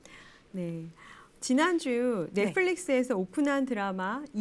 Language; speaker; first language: Korean; native; Korean